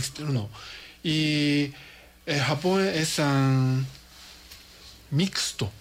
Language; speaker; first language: Spanish; non-native, learner; Japanese